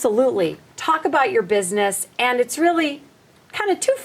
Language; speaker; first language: English; native; English